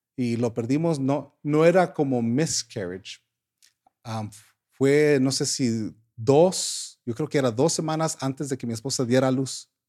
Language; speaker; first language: Spanish; early bilingual, heritage; Spanish